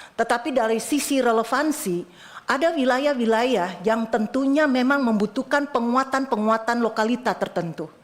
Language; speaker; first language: Indonesian; native; Indonesian